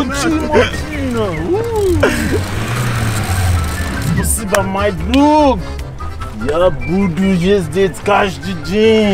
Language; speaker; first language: Russian; non-native, learner; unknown